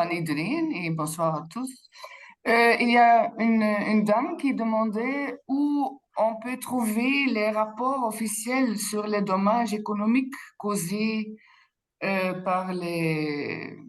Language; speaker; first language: French; non-native, local second language; Dutch